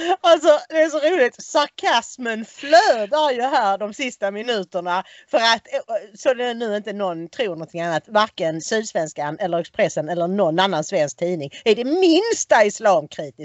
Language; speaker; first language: Swedish; native; Swedish